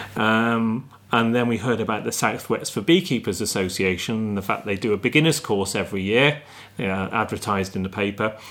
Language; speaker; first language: English; native; English